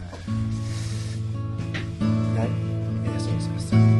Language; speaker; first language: Japanese; native; Japanese